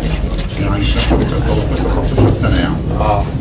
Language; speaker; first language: Arabic; native; Arabic